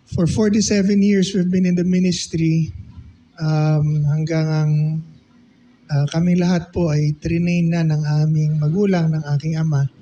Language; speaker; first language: Filipino; native; Filipino